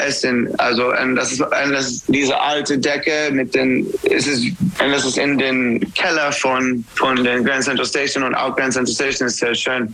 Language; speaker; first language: German; non-native, learner; English